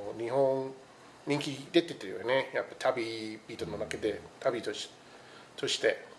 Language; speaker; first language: Japanese; non-native, fluent; English